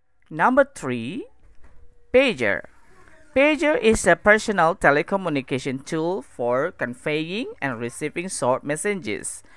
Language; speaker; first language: English; non-native, fluent; Indonesian